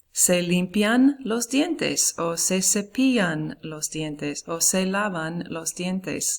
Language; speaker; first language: Spanish; non-native, fluent; English